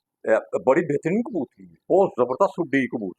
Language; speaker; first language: Hindi; non-native, local second language; Punjabi